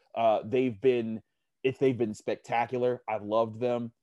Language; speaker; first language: English; native; English